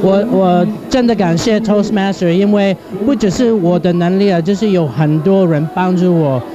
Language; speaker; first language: Chinese; non-native, fluent; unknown